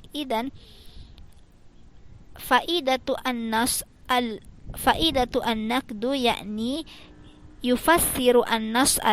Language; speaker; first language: Arabic; non-native, fluent; Indonesian